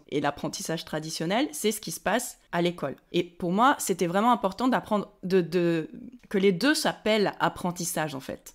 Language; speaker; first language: French; native; French